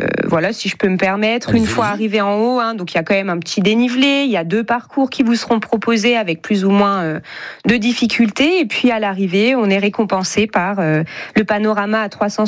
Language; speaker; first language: French; native; French